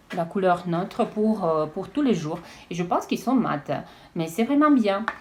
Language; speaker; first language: French; non-native, fluent; Russian